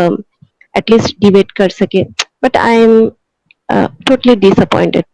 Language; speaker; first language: Hindi; non-native, local second language; Bangla